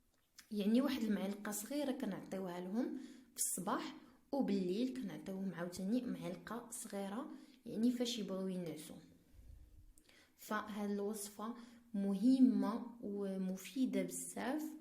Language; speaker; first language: Arabic; native; Arabic